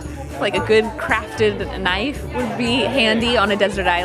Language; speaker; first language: English; native; English